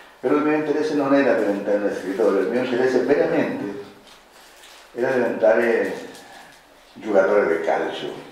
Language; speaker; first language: Italian; non-native, fluent; Spanish